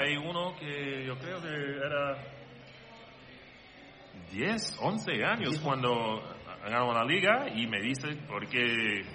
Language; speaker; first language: Spanish; non-native, learner; English